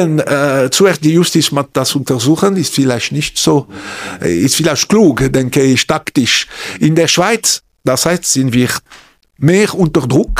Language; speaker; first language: German; non-native, local second language; French